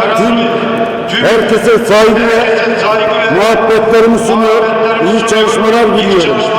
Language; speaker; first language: Turkish; native; Turkish